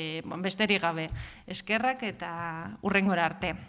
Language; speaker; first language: Basque; non-native, fluent; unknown